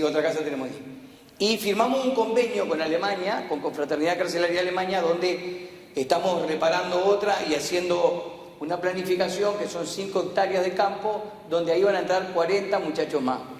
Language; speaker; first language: Spanish; native; Spanish